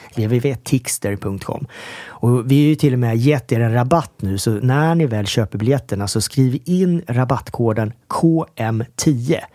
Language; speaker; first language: Swedish; early bilingual, other home language; Korean